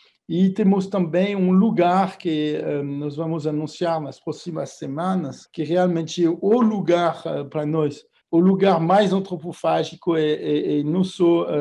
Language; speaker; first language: Portuguese; non-native, fluent; French